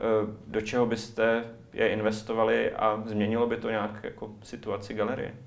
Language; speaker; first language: Czech; native; Czech